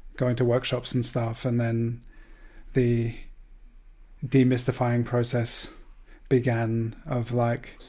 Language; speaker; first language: English; native; English